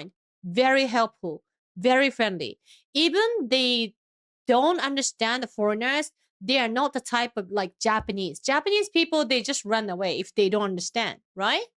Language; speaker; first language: English; non-native, fluent; Japanese